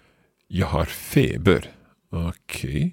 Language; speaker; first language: Swedish; non-native, learner; English